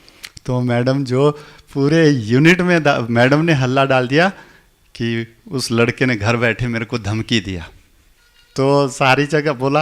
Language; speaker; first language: Hindi; native; Hindi